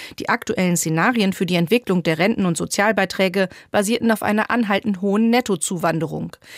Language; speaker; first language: German; native; German